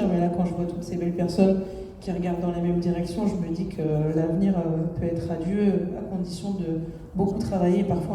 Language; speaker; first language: French; native; French